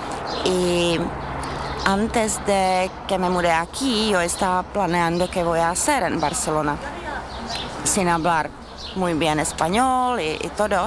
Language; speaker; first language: Spanish; non-native, fluent; Czech